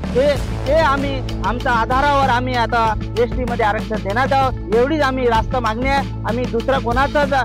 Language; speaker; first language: Marathi; non-native, local second language; Lambadi